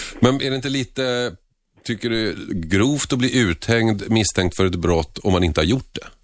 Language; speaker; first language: Swedish; early bilingual, other home language; Finnish